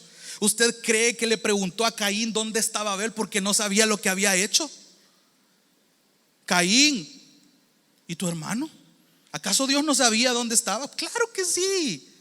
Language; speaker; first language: Spanish; native; Spanish